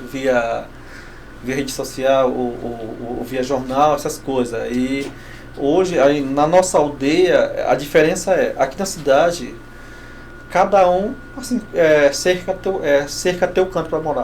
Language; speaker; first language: Portuguese; non-native, local second language; Kayapó